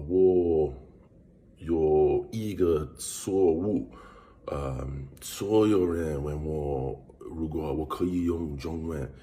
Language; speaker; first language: Chinese; non-native, learner; English